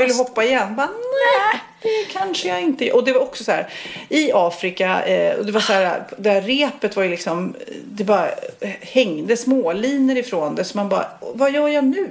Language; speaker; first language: Swedish; native; Swedish